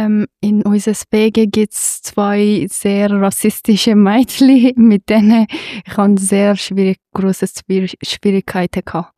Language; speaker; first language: German; non-native, fluent; Persian